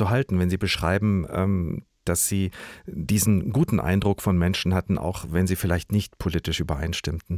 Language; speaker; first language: German; native; German